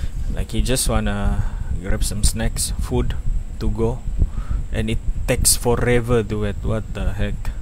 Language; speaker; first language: English; non-native, local second language; Malay